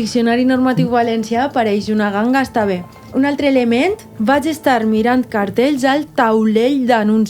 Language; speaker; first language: Catalan; native; Catalan